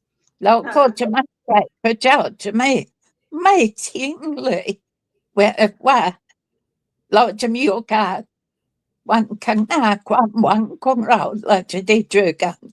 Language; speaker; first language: Thai; non-native, fluent; English